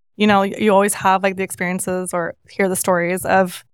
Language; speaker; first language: English; native; English